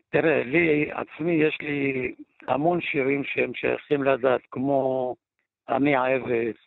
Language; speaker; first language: Hebrew; native; Hebrew